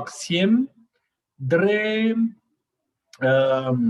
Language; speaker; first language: French; non-native, learner; Portuguese